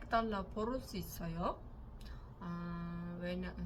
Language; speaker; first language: Korean; non-native, learner; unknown